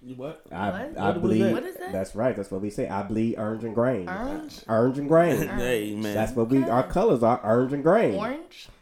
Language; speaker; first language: English; native; English